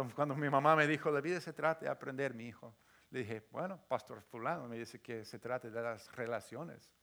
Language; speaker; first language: Spanish; non-native, fluent; English